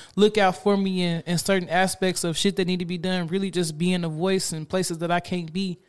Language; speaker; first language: English; native; English